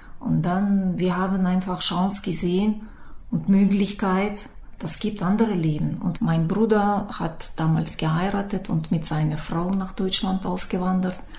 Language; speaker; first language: German; non-native, fluent; Russian